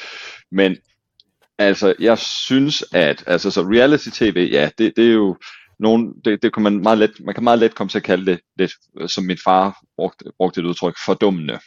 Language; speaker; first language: Danish; native; Danish